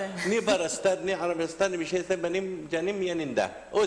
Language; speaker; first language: Turkish; non-native, learner; Arabic